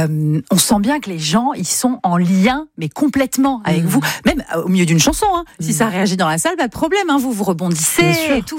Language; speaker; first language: French; native; French